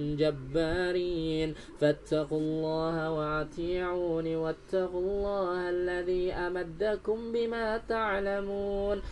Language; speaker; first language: Arabic; non-native, learner; Indonesian